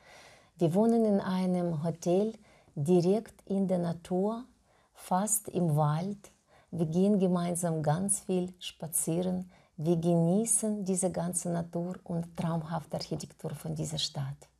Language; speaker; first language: German; non-native, fluent; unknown